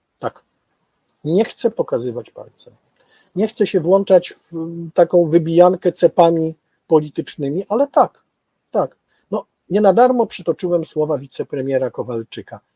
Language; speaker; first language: Polish; native; Polish